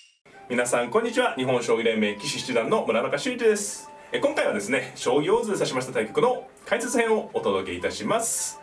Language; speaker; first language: Japanese; native; Japanese